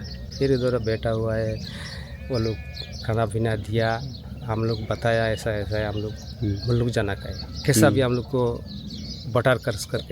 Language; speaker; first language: Hindi; non-native, learner; Bangla